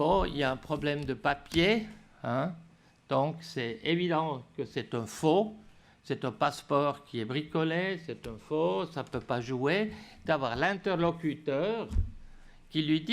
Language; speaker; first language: French; native; French